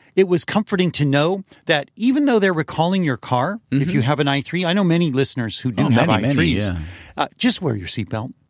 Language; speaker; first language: English; native; English